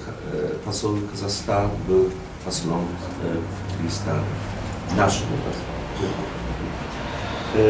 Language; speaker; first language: Russian; non-native, learner; Japanese